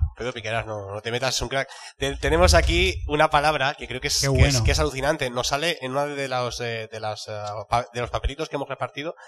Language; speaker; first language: Spanish; native; Spanish